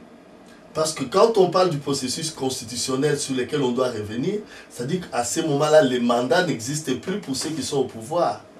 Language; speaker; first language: French; non-native, local second language; Lingala